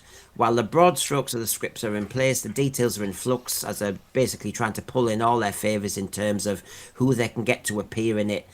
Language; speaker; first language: English; native; English